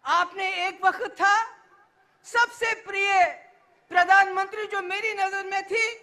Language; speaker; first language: Hindi; native; Hindi